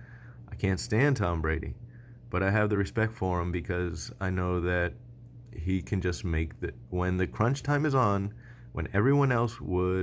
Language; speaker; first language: English; native; English